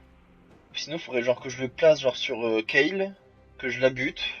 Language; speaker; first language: French; native; French